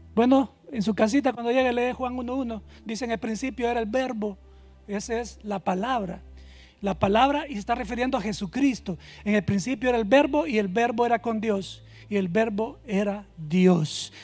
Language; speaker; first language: Spanish; native; Spanish